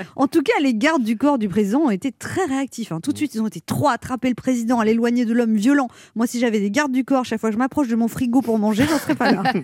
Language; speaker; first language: French; native; French